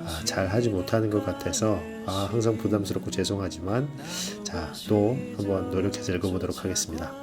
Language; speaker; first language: Korean; native; Korean